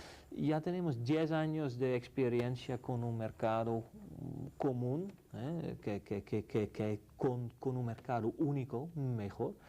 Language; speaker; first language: Spanish; non-native, fluent; Dutch